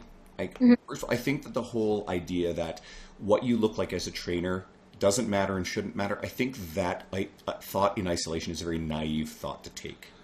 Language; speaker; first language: English; native; English